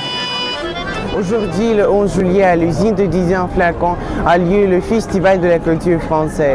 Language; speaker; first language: French; non-native, learner; Russian